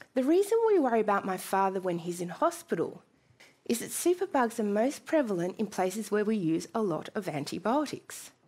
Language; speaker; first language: English; native; English